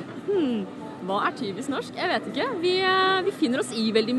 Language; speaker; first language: Norwegian; native; Norwegian